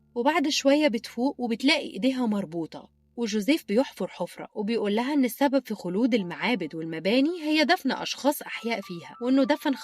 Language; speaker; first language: Arabic; native; Arabic